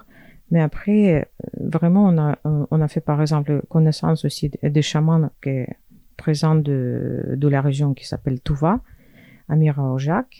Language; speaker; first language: French; non-native, fluent; Russian